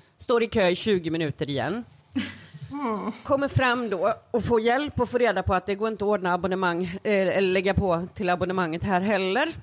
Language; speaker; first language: Swedish; native; Swedish